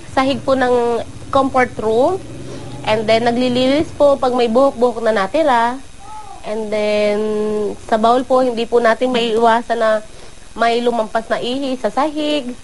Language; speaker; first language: Filipino; native; Filipino